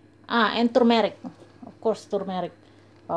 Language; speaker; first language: English; non-native, learner; Indonesian